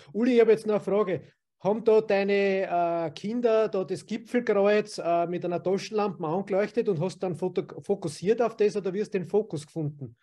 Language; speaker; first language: German; native; German